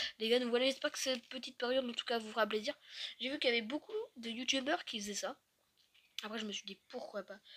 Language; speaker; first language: French; native; French